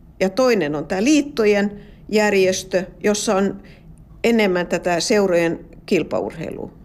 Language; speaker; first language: Finnish; non-native, local second language; Swedish